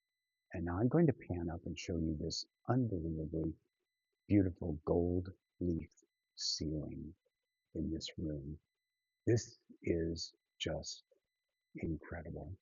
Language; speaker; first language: English; native; English